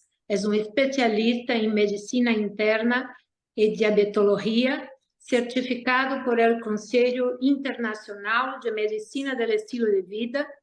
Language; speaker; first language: Spanish; non-native, learner; Portuguese